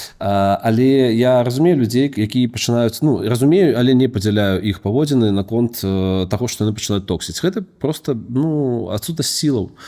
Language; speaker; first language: Belarusian; non-native, local second language; Russian